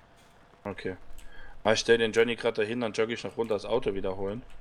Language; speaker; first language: German; native; German